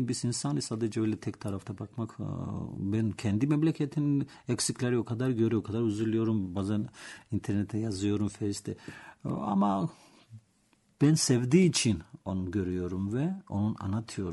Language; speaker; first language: Turkish; non-native, learner; Georgian